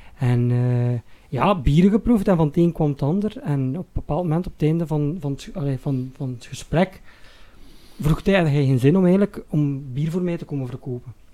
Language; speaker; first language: Dutch; native; Dutch